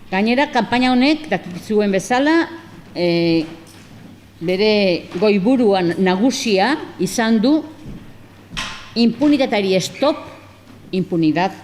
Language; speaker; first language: Basque; non-native, local second language; Spanish